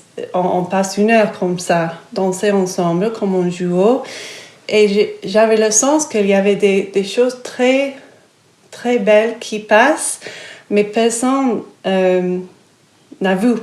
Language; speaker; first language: French; non-native, fluent; English